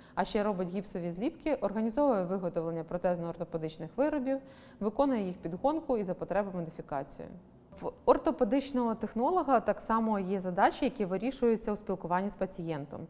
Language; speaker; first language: Ukrainian; native; Ukrainian